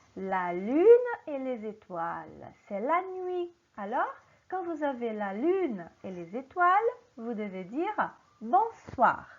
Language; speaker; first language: French; non-native, fluent; Portuguese